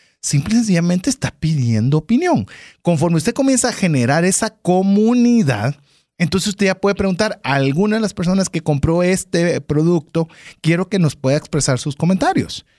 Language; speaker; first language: Spanish; native; Spanish